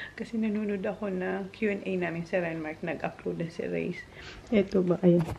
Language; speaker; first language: Filipino; non-native, local second language; Bikol